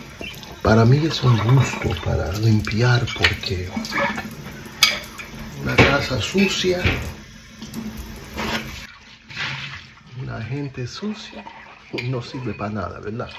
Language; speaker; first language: Spanish; early bilingual, heritage; English